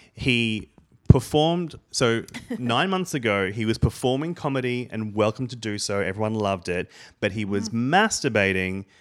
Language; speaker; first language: English; native; English